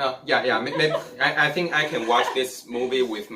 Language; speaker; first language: English; non-native, learner; Chinese